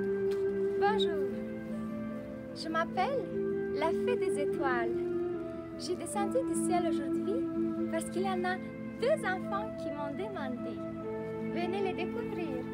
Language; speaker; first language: French; non-native, fluent; Romanian